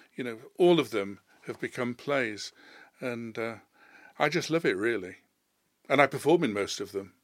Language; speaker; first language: English; native; English